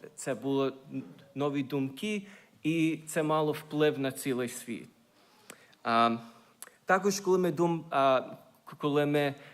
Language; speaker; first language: Ukrainian; early bilingual, heritage; Ukrainian